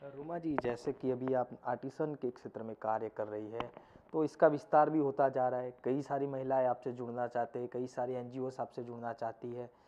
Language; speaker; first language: Hindi; non-native, local second language; Gujarati